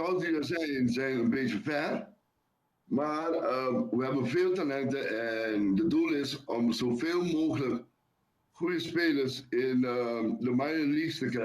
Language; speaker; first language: Dutch; non-native, local second language; Papiamento